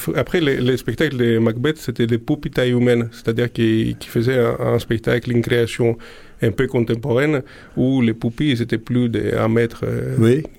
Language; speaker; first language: French; non-native, fluent; Greek